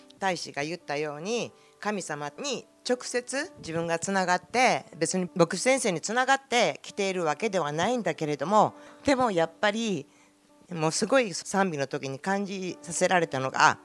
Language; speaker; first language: Japanese; native; Japanese